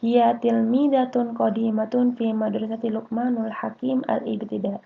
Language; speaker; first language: Arabic; non-native, fluent; Indonesian